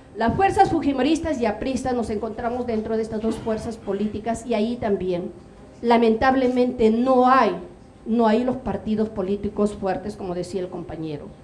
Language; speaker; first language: Spanish; native; Spanish